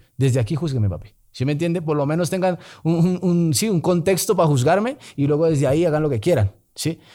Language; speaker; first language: Spanish; native; Spanish